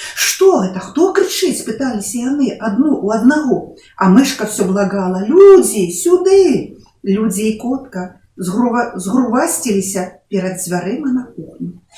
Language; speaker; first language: Belarusian; non-native, local second language; Russian